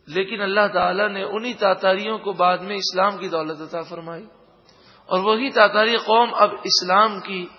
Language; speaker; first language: Urdu; native; Urdu